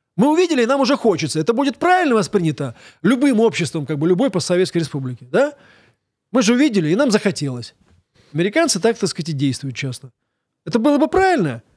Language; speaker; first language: Russian; native; Russian